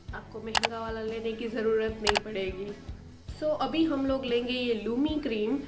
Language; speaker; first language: Hindi; non-native, local second language; Gujarati